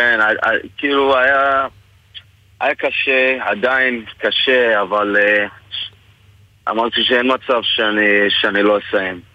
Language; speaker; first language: Hebrew; non-native, fluent; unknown